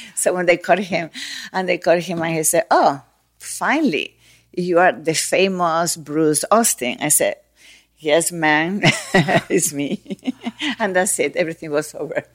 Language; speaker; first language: English; non-native, learner; Spanish